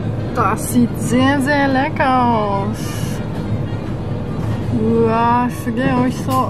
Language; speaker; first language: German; non-native, fluent; Japanese